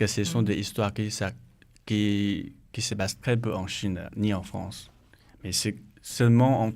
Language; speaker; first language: French; non-native, learner; Chinese